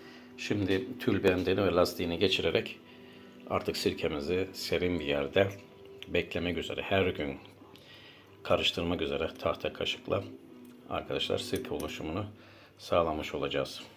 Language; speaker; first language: Turkish; native; Turkish